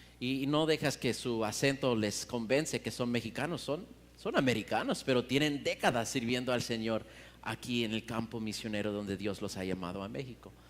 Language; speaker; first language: Spanish; early bilingual, heritage; Spanish